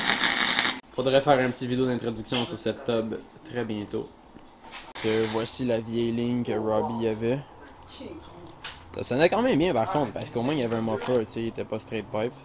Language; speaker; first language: French; native; French